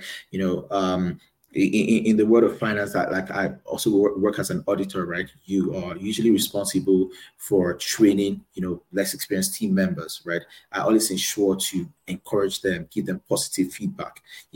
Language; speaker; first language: English; non-native, local second language; Yoruba